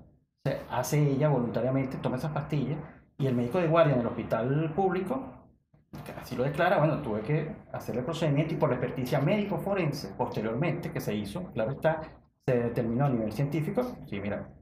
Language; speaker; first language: Spanish; native; Spanish